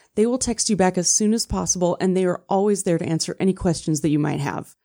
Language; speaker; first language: English; native; English